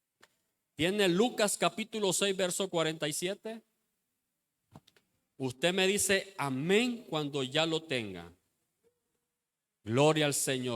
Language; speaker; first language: Spanish; native; Spanish